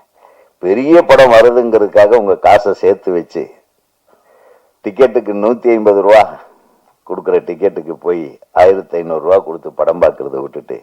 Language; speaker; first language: Tamil; native; Tamil